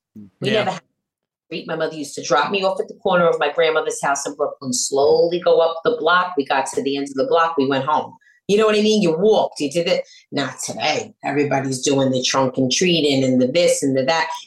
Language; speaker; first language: English; native; English